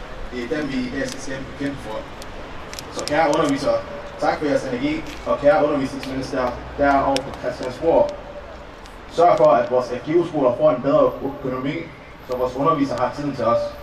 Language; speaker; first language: Danish; non-native, fluent; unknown